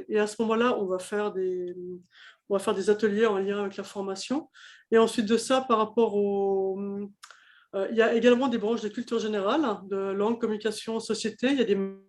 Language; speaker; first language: French; native; French